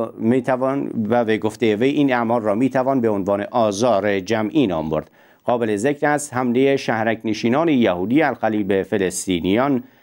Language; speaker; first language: Persian; non-native, local second language; Central Kurdish